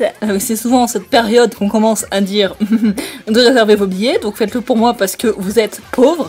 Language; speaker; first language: French; native; French